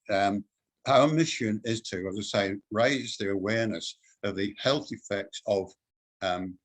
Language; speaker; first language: English; native; English